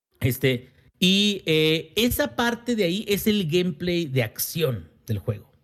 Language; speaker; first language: Spanish; native; Spanish